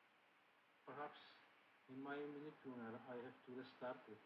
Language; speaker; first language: English; non-native, learner; Czech